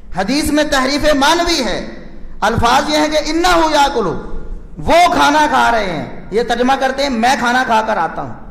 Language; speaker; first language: Urdu; non-native, local second language; Punjabi